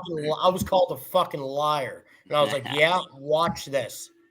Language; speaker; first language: English; native; English